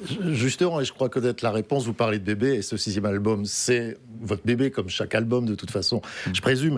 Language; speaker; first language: French; native; French